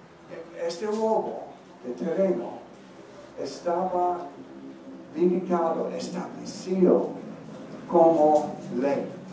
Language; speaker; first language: Spanish; non-native, learner; English